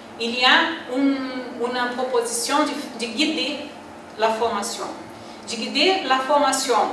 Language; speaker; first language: French; non-native, learner; Portuguese